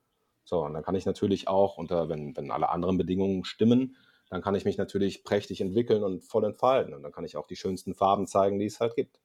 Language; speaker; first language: German; native; German